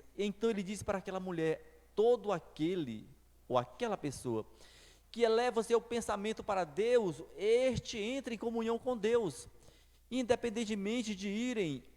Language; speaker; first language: Portuguese; native; Portuguese